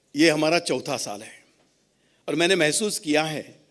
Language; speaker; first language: Hindi; non-native, local second language; Marathi